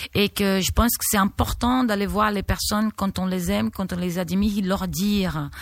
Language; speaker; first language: French; non-native, fluent; Portuguese